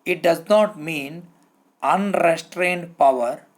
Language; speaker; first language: English; non-native, local second language; Kannada